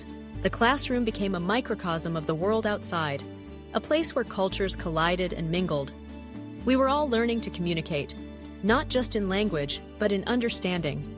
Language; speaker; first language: English; early bilingual, other home language; Russian